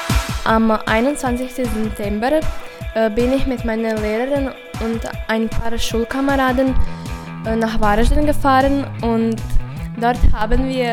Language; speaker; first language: German; non-native, learner; Croatian